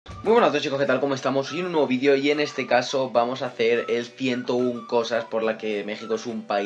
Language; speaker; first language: Spanish; native; Spanish